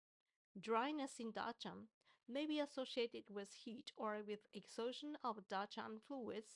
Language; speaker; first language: English; non-native, fluent; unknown